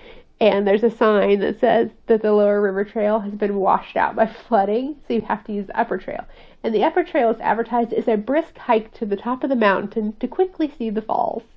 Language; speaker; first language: English; native; English